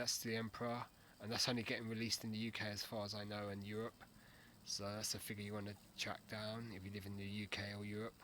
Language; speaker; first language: English; native; English